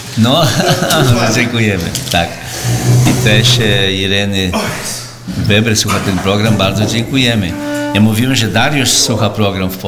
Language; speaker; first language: Polish; early bilingual, heritage; Polish